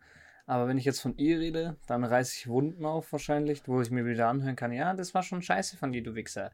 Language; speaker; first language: German; native; German